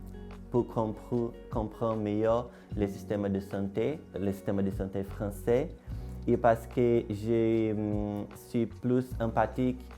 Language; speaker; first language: French; non-native, learner; Portuguese